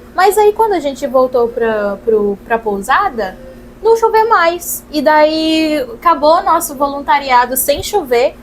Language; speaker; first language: Portuguese; non-native, local second language; Kabuverdianu